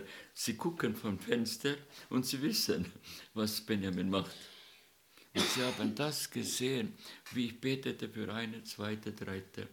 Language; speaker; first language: German; non-native, learner; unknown